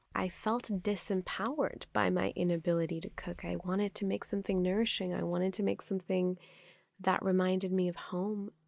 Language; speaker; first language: English; non-native, local second language; Urdu